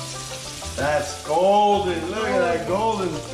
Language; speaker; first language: English; native; English